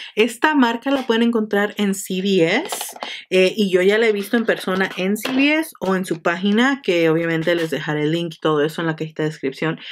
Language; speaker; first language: Spanish; early bilingual, heritage; Spanish